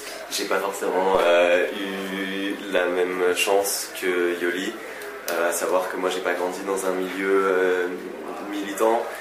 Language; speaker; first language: French; native; French